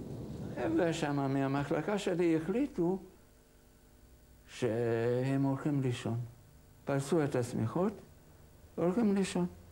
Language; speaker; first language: Hebrew; non-native, fluent; Hungarian